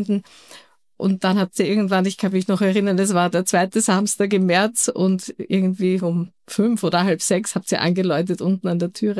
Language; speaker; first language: German; native; German